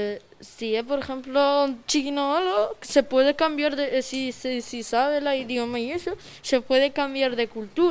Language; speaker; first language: Spanish; early bilingual, other home language; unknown